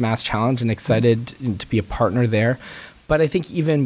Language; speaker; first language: English; native; English